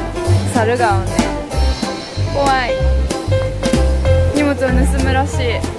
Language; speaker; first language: Japanese; native; Japanese